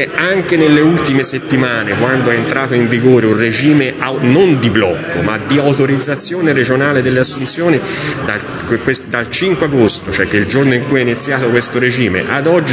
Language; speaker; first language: Italian; native; Italian